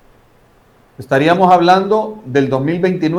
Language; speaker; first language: Spanish; native; Spanish